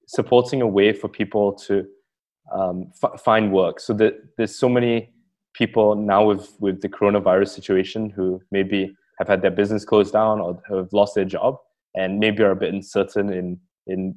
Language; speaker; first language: English; native; English